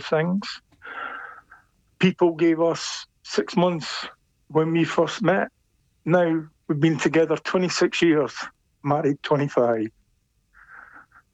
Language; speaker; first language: English; native; English